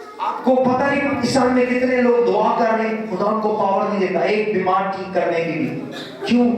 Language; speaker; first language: Urdu; non-native, local second language; Punjabi